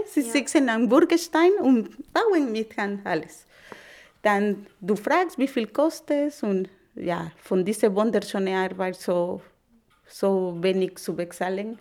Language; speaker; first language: German; non-native, learner; Spanish